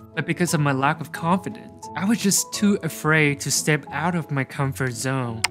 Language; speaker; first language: English; non-native, fluent; Chinese